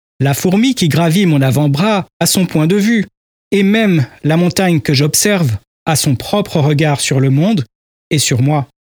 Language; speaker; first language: French; native; French